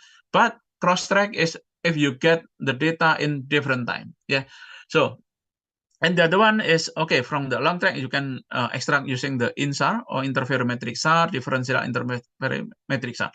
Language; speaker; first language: English; non-native, fluent; Indonesian